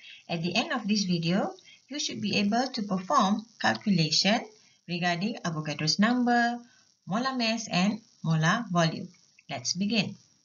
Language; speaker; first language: English; non-native, local second language; Malay